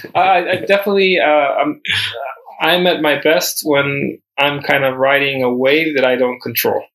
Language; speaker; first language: English; early bilingual, other home language; Spanish